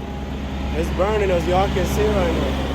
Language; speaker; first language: English; native; English